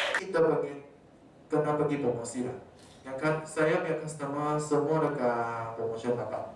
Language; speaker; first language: Malay; non-native, local second language; Chinese